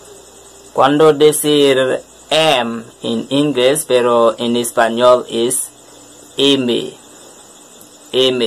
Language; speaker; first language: Spanish; non-native, learner; French